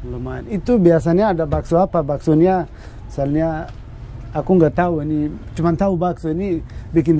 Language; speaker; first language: Indonesian; non-native, learner; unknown